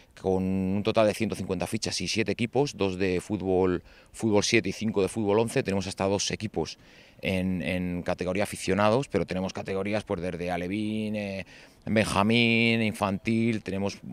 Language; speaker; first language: Spanish; native; Spanish